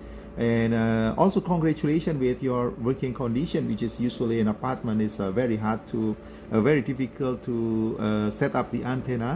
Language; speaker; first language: English; non-native, learner; Indonesian